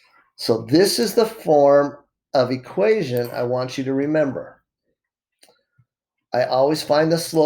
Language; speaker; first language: English; native; English